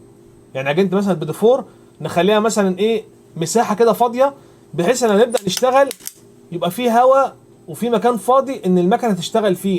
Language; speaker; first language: Arabic; native; Arabic